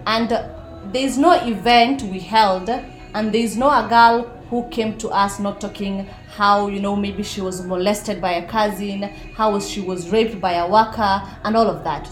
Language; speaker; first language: English; non-native, local second language; Somali